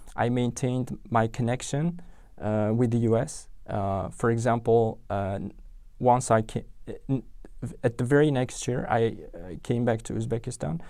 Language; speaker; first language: English; non-native, fluent; Uzbek